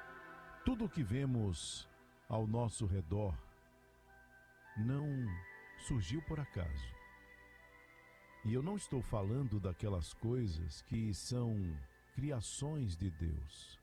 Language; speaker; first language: Portuguese; native; Portuguese